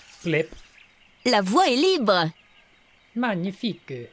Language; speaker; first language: French; non-native, learner; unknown